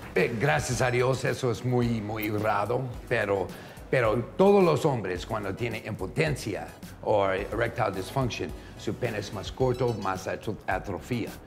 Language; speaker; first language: Spanish; non-native, learner; English